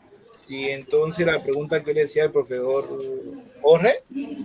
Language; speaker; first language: Spanish; native; Spanish